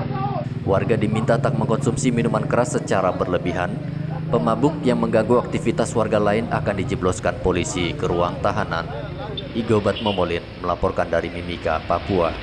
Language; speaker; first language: Indonesian; native; Indonesian